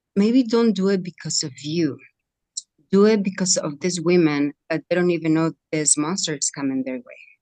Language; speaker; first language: English; non-native, fluent; Spanish